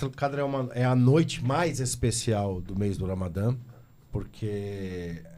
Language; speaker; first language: Portuguese; native; Portuguese